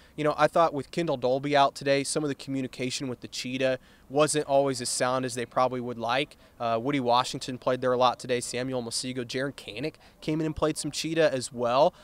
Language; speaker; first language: English; native; English